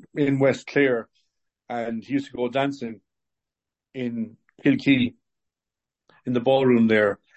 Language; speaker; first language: English; native; English